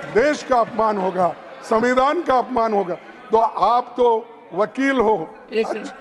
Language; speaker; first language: Hindi; non-native, local second language; Kannada